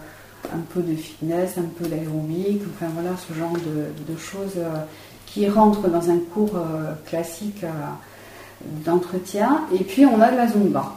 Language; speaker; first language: French; native; French